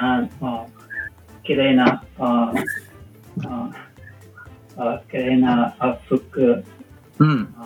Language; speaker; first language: Japanese; non-native, learner; English